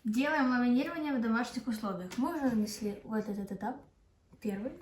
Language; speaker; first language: Russian; native; Russian